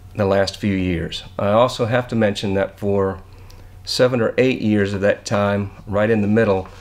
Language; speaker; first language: English; native; English